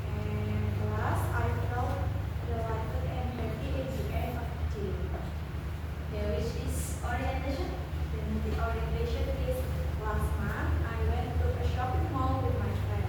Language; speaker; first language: English; non-native, learner; Indonesian